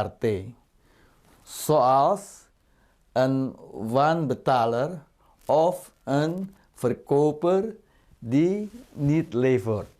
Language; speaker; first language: Dutch; non-native, fluent; Indonesian